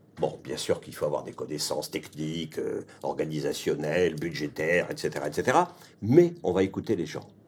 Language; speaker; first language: French; native; French